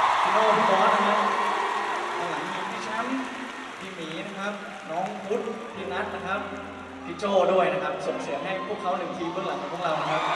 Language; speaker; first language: Thai; native; Thai